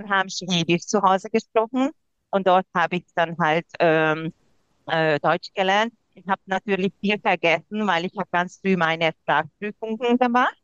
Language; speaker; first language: German; non-native, local second language; Hungarian